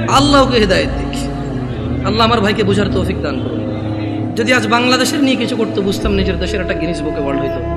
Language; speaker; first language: Bangla; early bilingual, heritage; Bangla